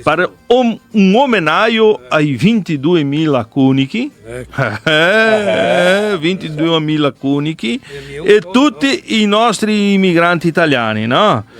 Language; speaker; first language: Italian; early bilingual, heritage; Portuguese